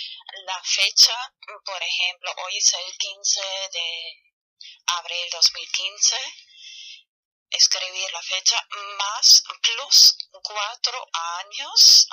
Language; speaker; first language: Spanish; non-native, fluent; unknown